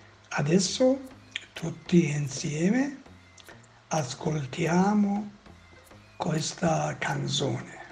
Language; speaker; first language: Italian; non-native, learner; Persian